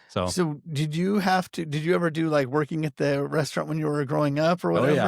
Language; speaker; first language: English; native; English